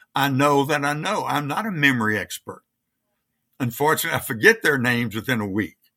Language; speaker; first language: English; native; English